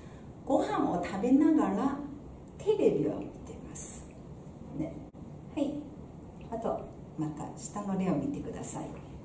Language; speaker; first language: Japanese; non-native, fluent; Chinese